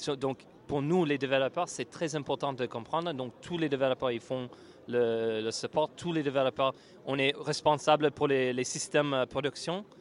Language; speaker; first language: French; non-native, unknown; English